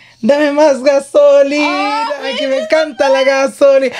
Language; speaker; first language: Spanish; early bilingual, heritage; Spanish